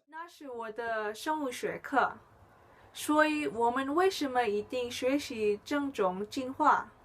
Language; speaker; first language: Chinese; non-native, learner; English